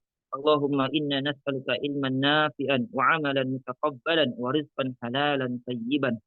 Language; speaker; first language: Arabic; non-native, fluent; Indonesian